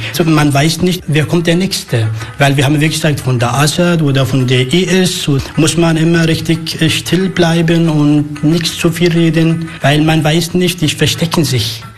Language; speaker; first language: German; non-native, learner; Arabic